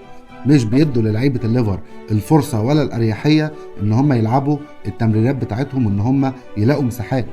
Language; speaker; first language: Arabic; native; Arabic